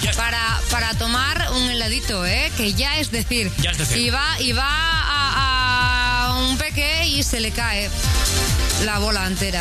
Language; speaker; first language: Spanish; native; Spanish